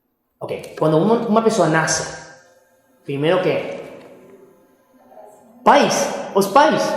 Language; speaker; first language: Portuguese; non-native, fluent; Spanish